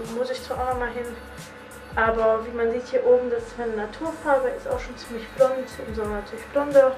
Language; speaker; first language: German; native; German